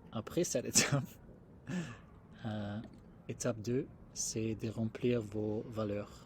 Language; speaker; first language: French; non-native, fluent; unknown